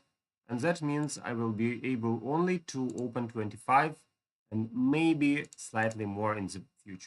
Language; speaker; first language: English; non-native, fluent; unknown